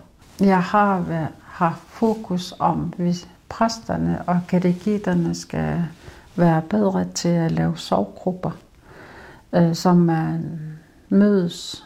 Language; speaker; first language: Danish; non-native, local second language; Kalaallisut